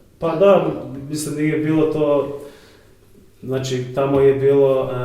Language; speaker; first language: Bosnian; early bilingual, heritage; Serbian